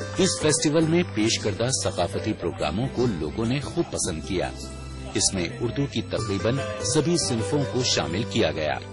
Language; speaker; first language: Urdu; native; Urdu